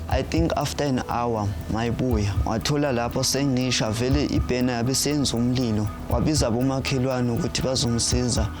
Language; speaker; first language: Zulu; native; Zulu